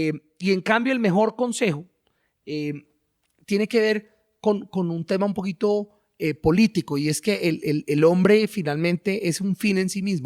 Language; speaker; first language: Spanish; native; Spanish